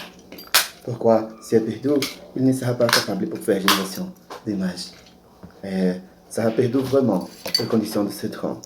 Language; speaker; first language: French; non-native, learner; Portuguese